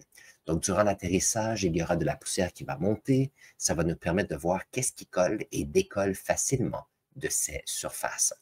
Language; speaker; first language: French; native; French